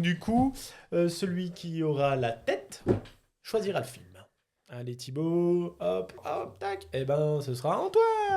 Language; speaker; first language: French; native; French